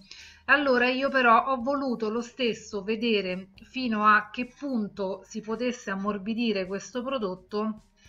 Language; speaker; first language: Italian; native; Italian